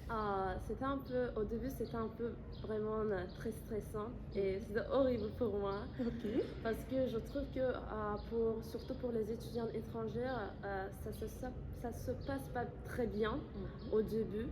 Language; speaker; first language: French; non-native, fluent; Azerbaijani